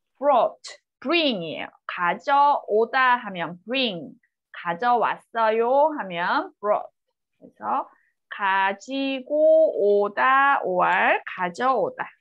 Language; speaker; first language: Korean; native; Korean